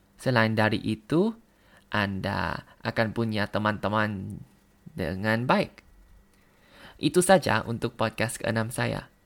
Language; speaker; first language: Indonesian; non-native, learner; Thai